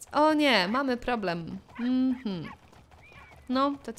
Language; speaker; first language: Polish; native; Polish